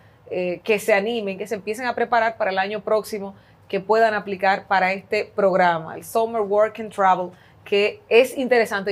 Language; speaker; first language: Spanish; native; Spanish